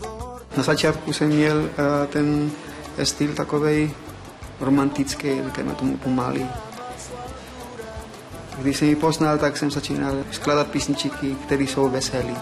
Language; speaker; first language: Czech; non-native, fluent; Spanish